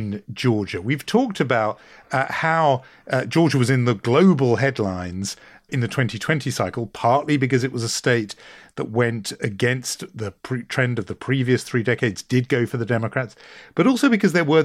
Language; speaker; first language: English; native; English